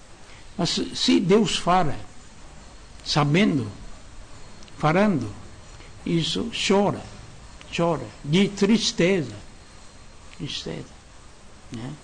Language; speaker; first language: Portuguese; non-native, learner; Japanese